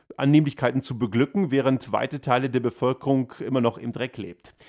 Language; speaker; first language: German; early bilingual, other home language; Croatian